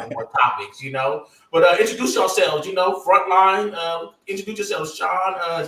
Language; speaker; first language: English; native; English